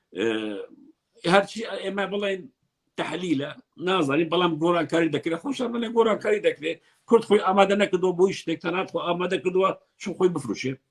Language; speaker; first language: Central Kurdish; non-native, local second language; Kurdish